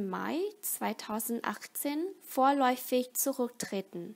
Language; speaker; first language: German; non-native, fluent; Vietnamese